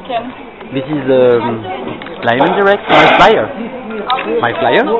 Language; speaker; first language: English; non-native, fluent; French